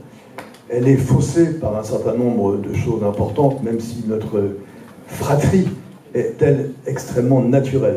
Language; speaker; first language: French; native; French